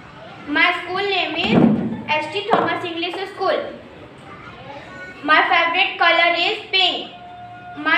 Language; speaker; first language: English; non-native, learner; Hindi